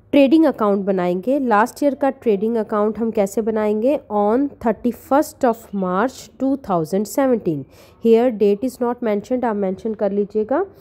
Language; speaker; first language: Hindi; non-native, local second language; Punjabi